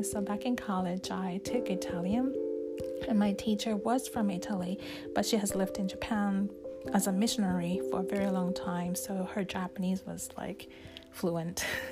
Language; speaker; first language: English; non-native, fluent; Japanese